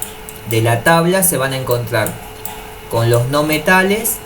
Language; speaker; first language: Spanish; native; Spanish